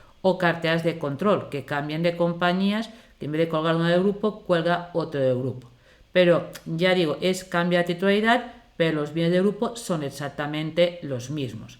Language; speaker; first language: Spanish; native; Spanish